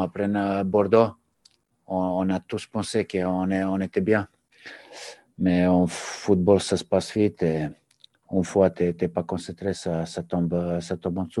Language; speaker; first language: French; non-native, learner; Serbian